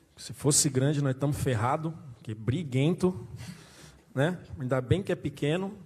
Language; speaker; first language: Portuguese; native; Portuguese